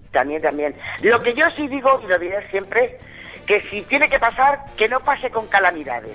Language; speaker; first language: Spanish; native; Spanish